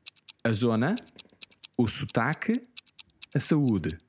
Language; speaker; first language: Portuguese; early bilingual, heritage; Portuguese